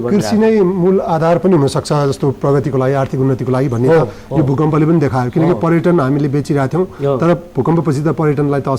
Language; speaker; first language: Nepali; native; Nepali